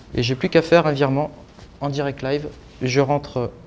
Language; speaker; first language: French; native; French